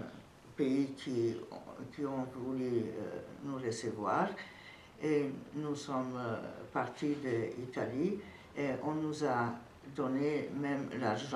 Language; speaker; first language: French; non-native, fluent; Serbian